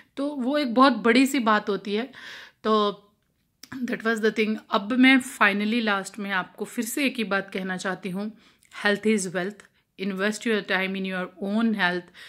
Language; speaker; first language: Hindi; non-native, local second language; Punjabi